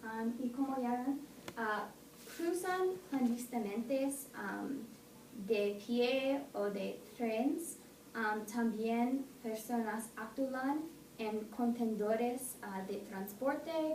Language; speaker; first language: Spanish; non-native, learner; English